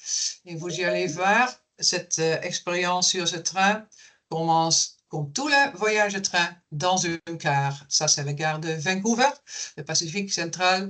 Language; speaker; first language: French; non-native, fluent; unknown